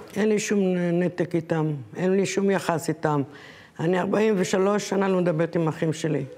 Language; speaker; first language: Hebrew; native; Hebrew